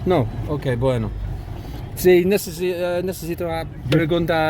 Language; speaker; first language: Spanish; non-native, learner; English